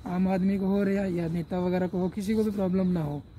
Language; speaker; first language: Hindi; native; Hindi